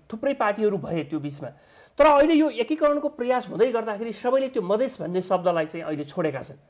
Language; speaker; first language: Nepali; native; Nepali